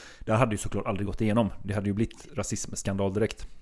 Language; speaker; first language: Swedish; native; Swedish